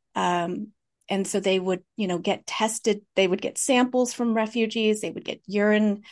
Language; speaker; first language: English; early bilingual, other home language; Hmong